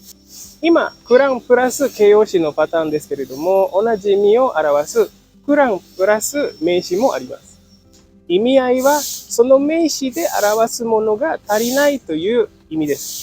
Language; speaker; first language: Japanese; non-native, fluent; Indonesian